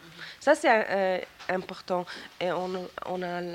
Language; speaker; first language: French; non-native, local second language; German